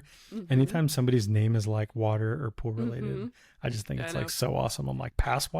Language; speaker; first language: English; native; English